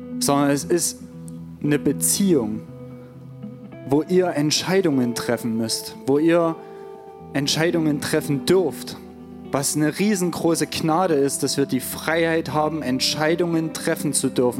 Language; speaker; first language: German; native; German